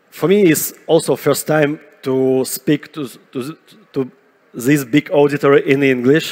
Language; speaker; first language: English; non-native, fluent; Russian